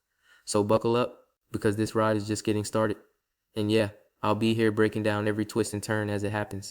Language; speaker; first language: English; native; English